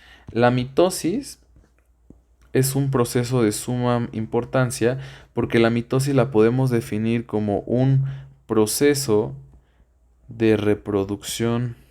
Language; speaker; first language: Spanish; native; Spanish